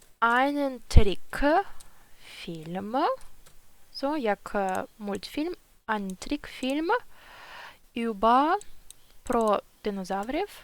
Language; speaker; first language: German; non-native, fluent; Ukrainian